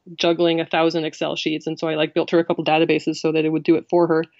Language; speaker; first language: English; native; English